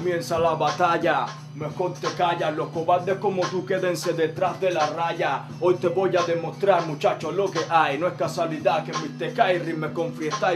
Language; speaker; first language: Spanish; native; Spanish